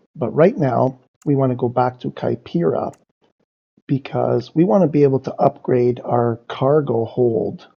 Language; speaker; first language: English; native; English